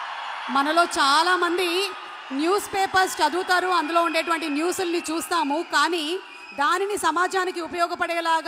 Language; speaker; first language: Telugu; native; Telugu